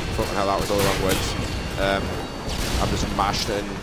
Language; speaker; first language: English; native; English